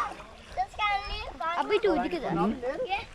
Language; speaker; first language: Danish; early bilingual, other home language; Bangla